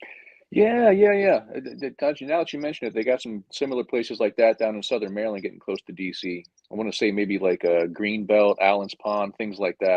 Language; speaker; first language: English; native; English